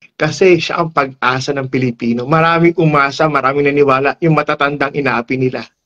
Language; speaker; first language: Filipino; non-native, local second language; Iloko